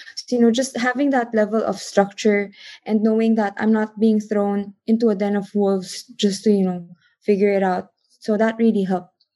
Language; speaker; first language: English; non-native, local second language; Filipino